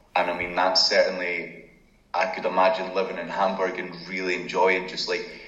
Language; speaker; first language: English; native; English